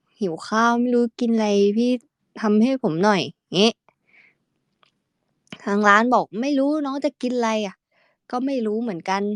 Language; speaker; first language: Thai; native; Thai